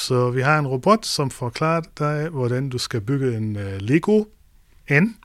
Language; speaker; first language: Danish; non-native, fluent; German